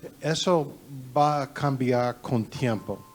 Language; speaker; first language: Spanish; non-native, learner; English